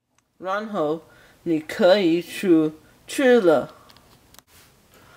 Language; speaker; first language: Chinese; non-native, learner; English